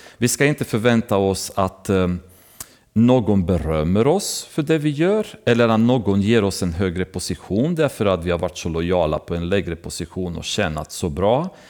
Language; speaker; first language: Swedish; non-native, fluent; Romanian